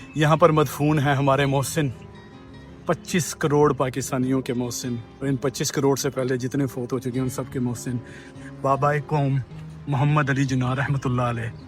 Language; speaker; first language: Urdu; native; Urdu